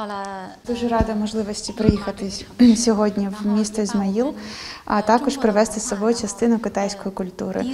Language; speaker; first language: Ukrainian; non-native, fluent; Chinese